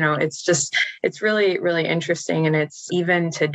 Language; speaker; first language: English; native; English